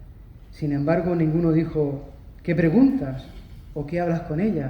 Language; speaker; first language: Spanish; native; Spanish